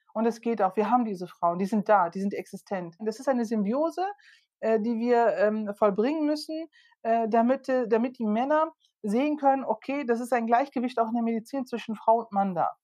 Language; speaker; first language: German; early bilingual, other home language; Turkish